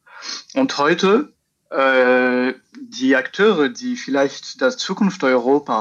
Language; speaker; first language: German; non-native, fluent; French